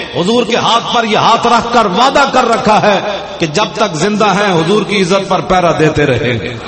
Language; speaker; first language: Urdu; non-native, local second language; Punjabi